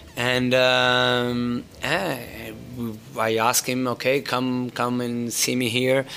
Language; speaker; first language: English; non-native, fluent; Portuguese